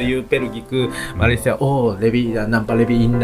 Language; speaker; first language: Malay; non-native, learner; Japanese